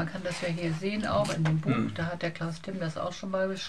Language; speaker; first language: German; native; German